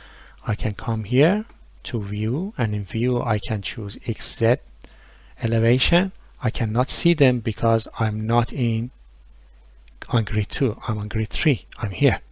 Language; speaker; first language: English; non-native, fluent; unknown